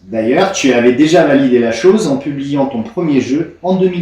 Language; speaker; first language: French; native; French